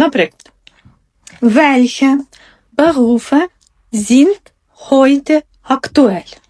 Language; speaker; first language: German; non-native, fluent; Ukrainian